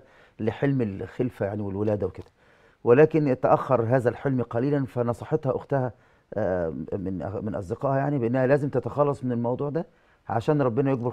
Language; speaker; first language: Arabic; native; Arabic